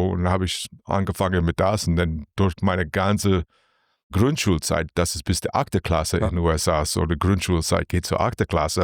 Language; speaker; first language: German; non-native, learner; English